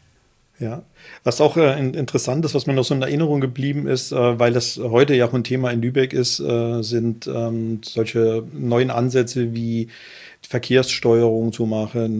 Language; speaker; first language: German; native; German